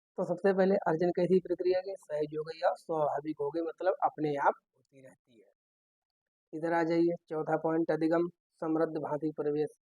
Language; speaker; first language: Hindi; native; Hindi